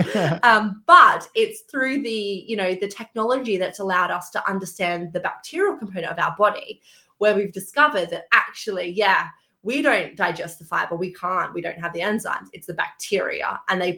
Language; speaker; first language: English; native; English